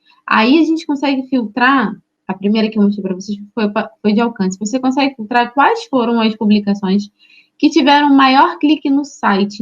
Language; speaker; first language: Portuguese; native; Portuguese